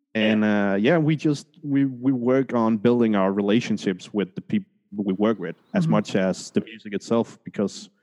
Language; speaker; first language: English; early bilingual, other home language; Spanish